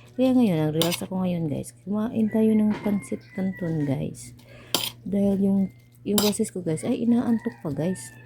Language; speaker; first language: Filipino; non-native, local second language; Cebuano